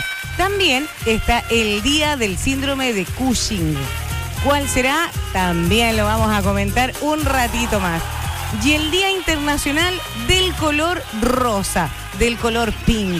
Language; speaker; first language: Spanish; native; Spanish